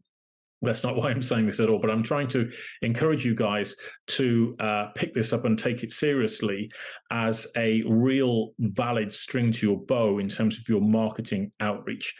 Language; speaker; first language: English; native; English